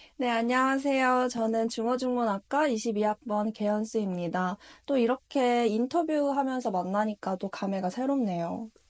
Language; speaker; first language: Korean; native; Korean